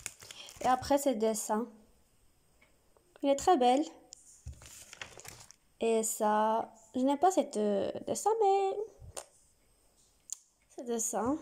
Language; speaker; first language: French; non-native, learner; Arabic